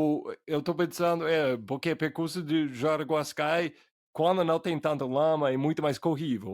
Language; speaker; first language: Portuguese; non-native, fluent; English